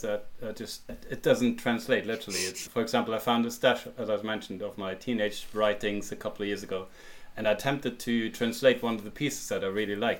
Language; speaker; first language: English; non-native, fluent; German